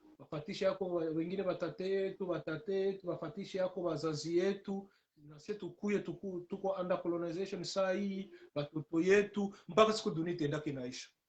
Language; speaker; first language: Swahili; native; Swahili